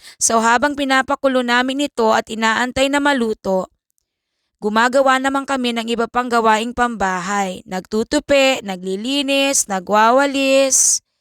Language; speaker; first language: Filipino; native; Filipino